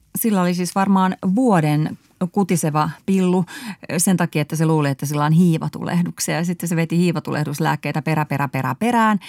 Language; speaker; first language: Finnish; native; Finnish